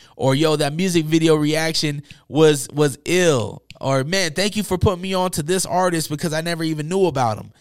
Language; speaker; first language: English; native; English